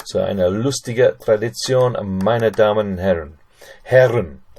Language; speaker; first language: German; non-native, fluent; English